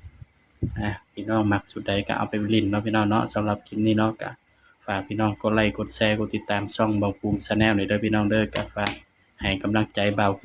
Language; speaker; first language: Thai; non-native, local second language; Northeastern Thai